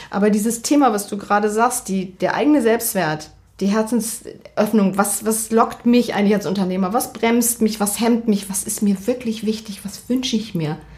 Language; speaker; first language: German; native; German